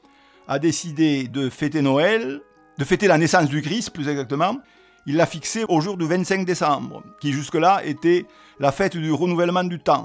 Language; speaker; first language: French; native; French